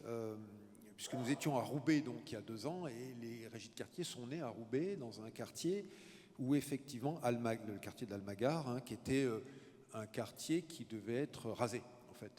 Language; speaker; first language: French; native; French